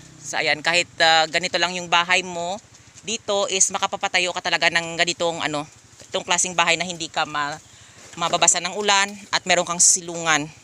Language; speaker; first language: Filipino; non-native, local second language; Hiligaynon